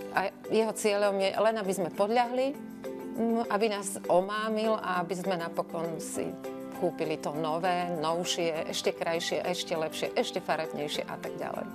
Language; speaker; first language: Slovak; native; Slovak